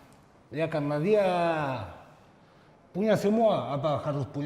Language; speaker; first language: Indonesian; non-native, fluent; Spanish